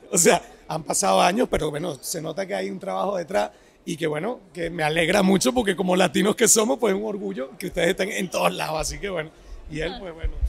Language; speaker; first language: Spanish; native; Spanish